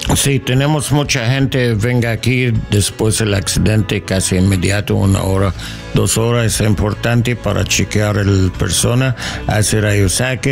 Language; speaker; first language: Spanish; non-native, learner; English